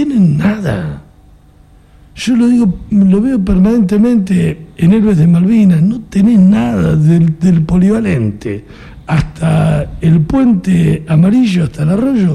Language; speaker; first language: Spanish; native; Spanish